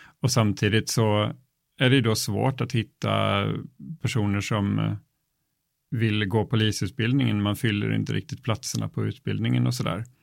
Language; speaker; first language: Swedish; native; Swedish